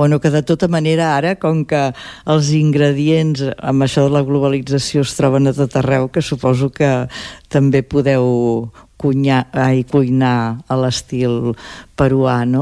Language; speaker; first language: Catalan; native; Catalan